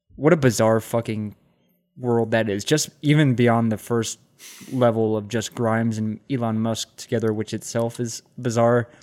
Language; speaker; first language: English; native; English